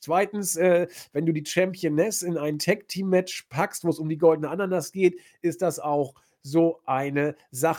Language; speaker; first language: German; native; German